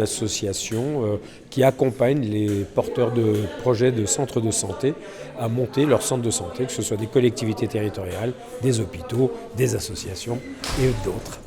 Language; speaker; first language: French; native; French